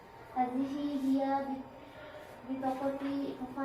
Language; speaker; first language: Arabic; non-native, learner; Indonesian